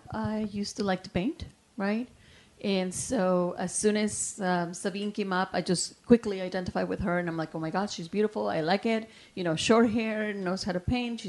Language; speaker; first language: English; non-native, fluent; Spanish